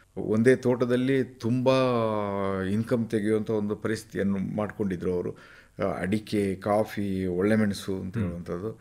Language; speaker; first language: Kannada; non-native, local second language; Kodava